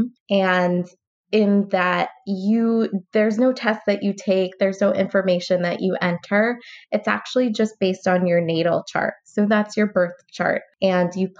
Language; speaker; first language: English; native; English